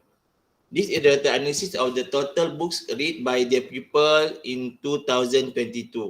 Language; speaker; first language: English; non-native, local second language; Malay